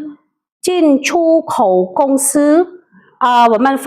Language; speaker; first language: Chinese; non-native, fluent; Khmer